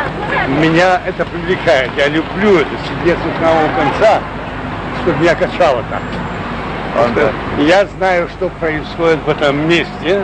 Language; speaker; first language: Russian; non-native, local second language; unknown